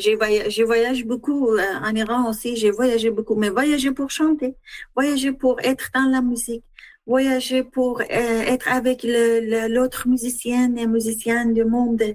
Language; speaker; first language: French; non-native, learner; Persian